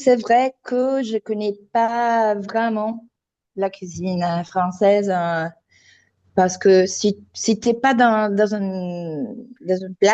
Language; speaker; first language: French; non-native, fluent; Italian